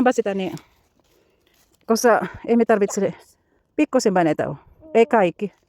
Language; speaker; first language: Finnish; non-native, learner; Bikol